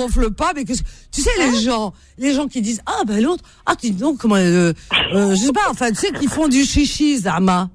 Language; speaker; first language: French; native; French